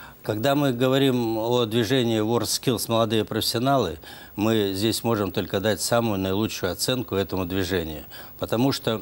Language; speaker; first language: Russian; native; Russian